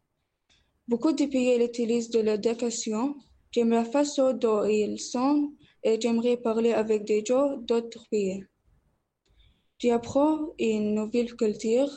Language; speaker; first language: French; non-native, learner; Arabic